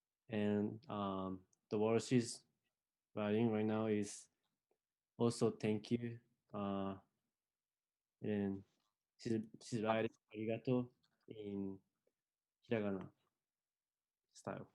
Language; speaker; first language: English; non-native, fluent; Japanese